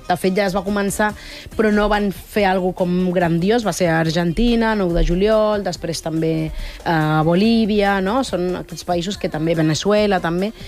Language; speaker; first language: Catalan; early bilingual, other home language; Spanish